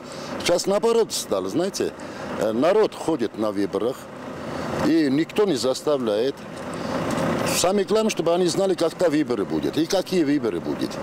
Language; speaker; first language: Russian; non-native, local second language; Armenian